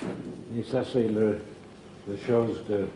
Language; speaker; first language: French; non-native, fluent; English